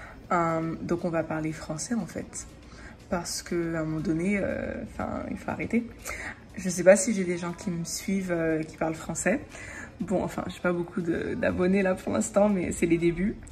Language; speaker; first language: French; native; French